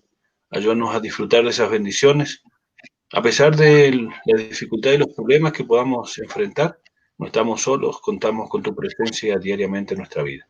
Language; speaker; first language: Spanish; native; Spanish